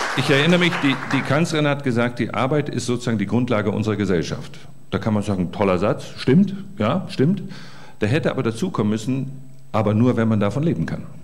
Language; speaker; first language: German; native; German